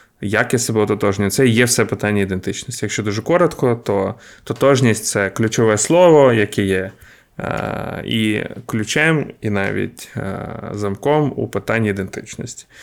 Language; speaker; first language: Ukrainian; non-native, local second language; Russian